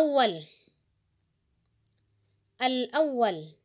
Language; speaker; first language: Arabic; non-native, fluent; Indonesian